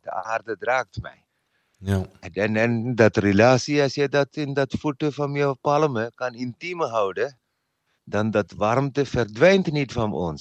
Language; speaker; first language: Dutch; non-native, learner; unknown